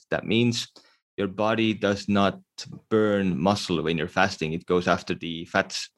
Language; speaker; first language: English; non-native, fluent; Estonian